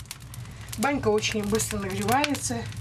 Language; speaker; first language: Russian; native; Russian